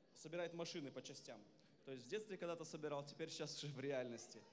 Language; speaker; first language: Russian; native; Russian